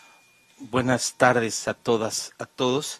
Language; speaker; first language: Spanish; native; Spanish